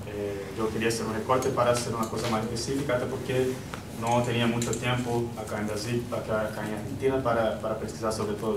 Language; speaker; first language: Spanish; non-native, learner; Portuguese